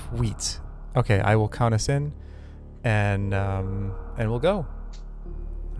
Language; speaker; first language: English; native; English